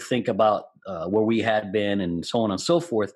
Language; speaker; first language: English; non-native, fluent; Spanish